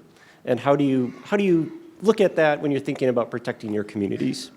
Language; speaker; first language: English; native; English